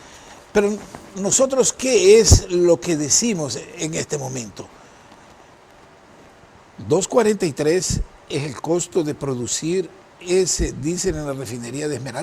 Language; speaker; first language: Spanish; native; Spanish